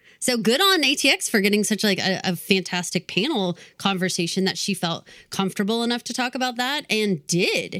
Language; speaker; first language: English; native; English